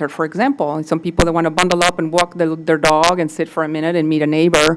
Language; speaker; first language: English; non-native, fluent; Spanish